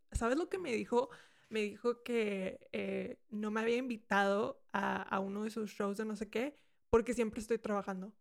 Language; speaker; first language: Spanish; early bilingual, heritage; Spanish